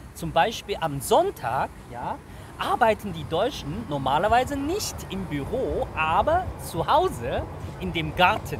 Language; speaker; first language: German; non-native, fluent; Chinese